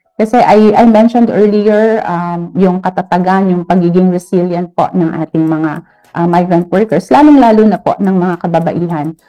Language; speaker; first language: Filipino; native; Filipino